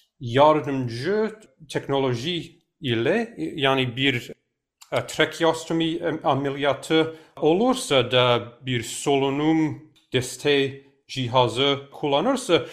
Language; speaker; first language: Turkish; non-native, fluent; English